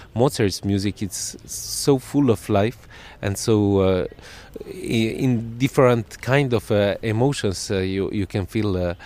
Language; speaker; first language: English; non-native, fluent; Serbian